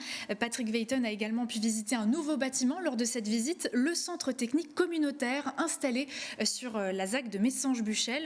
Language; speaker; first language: French; native; French